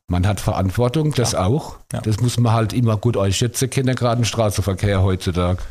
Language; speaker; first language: German; native; German